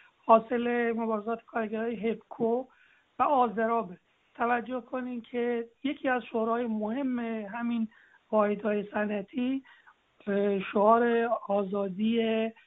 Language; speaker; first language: Persian; native; Persian